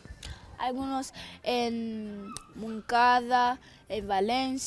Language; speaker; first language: Spanish; early bilingual, other home language; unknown